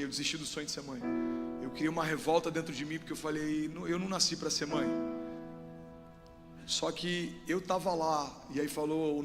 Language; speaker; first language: Portuguese; native; Portuguese